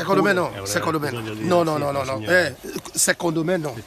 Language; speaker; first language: Italian; non-native, learner; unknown